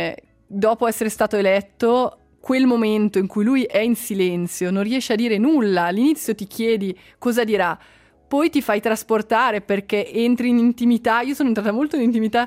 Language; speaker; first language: Italian; native; Italian